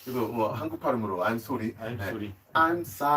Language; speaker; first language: Korean; non-native, learner; English